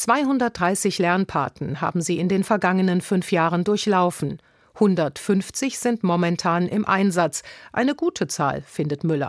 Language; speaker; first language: German; native; German